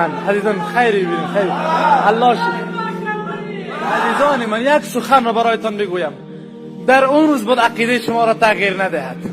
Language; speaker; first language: Persian; native; Persian